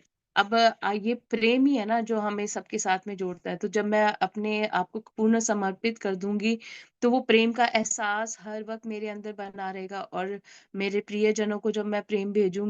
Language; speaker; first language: Hindi; native; Hindi